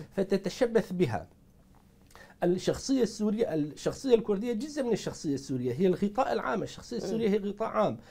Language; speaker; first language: Arabic; non-native, local second language; Kurdish